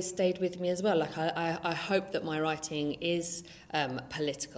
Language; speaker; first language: English; native; English